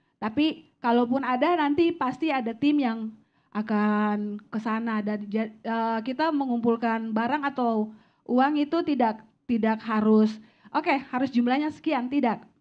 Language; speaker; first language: Indonesian; native; Indonesian